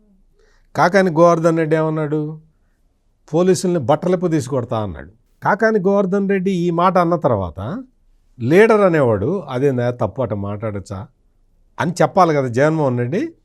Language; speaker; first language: Telugu; native; Telugu